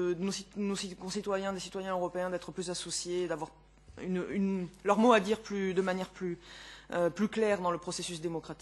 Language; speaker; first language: French; native; French